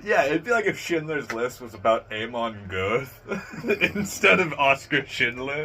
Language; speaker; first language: English; native; English